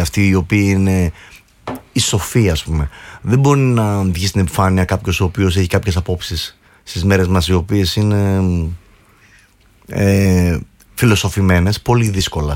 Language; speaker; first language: Greek; native; Greek